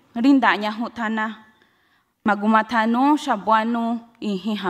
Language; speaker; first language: Spanish; non-native, local second language; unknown